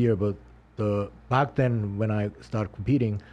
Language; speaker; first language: English; non-native, learner; Japanese